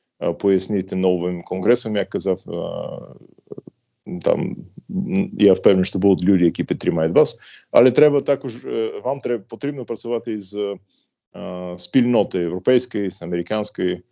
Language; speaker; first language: Ukrainian; non-native, fluent; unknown